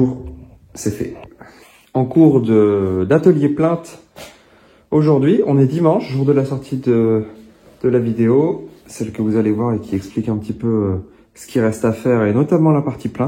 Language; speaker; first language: French; native; French